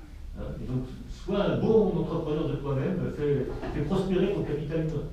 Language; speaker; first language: French; native; French